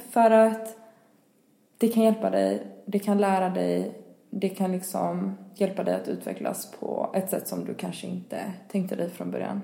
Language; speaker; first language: Swedish; early bilingual, other home language; Albanian